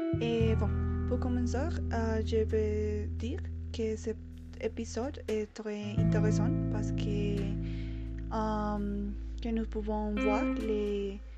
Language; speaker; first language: French; non-native, learner; Spanish